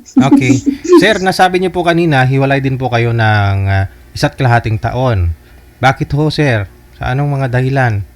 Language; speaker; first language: Filipino; native; Filipino